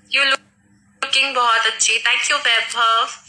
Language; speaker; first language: Hindi; native; Hindi